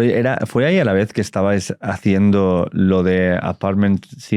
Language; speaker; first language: Spanish; native; Spanish